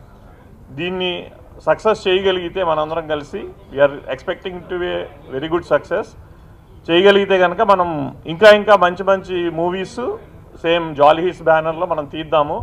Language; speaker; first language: Telugu; native; Telugu